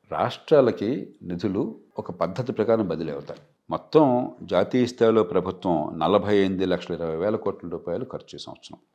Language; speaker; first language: Telugu; native; Telugu